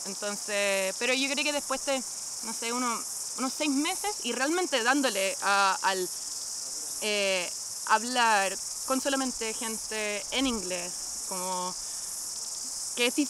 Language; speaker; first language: Spanish; non-native, fluent; English